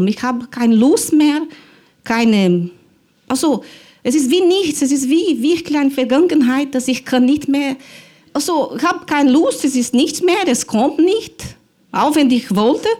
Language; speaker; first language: German; non-native, learner; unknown